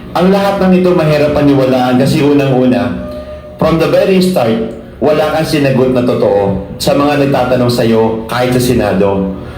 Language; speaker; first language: Filipino; native; Filipino